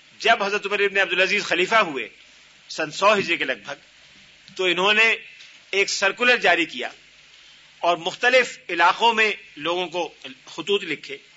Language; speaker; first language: Urdu; native; Urdu